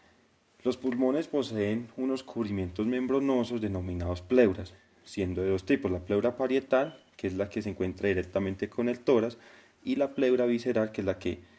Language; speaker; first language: Spanish; native; Spanish